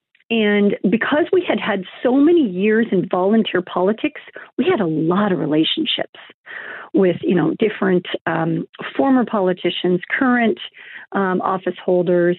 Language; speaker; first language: English; native; English